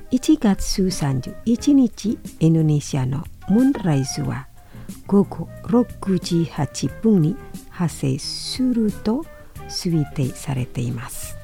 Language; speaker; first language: Japanese; non-native, fluent; Indonesian